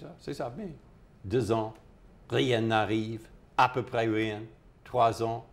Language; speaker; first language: French; non-native, fluent; English